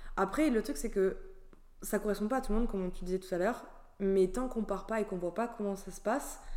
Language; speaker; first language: French; native; French